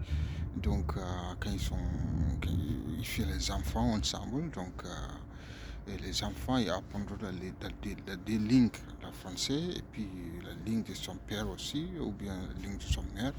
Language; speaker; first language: French; non-native, learner; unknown